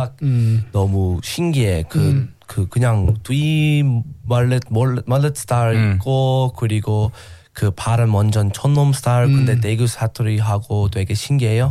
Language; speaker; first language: Korean; non-native, learner; English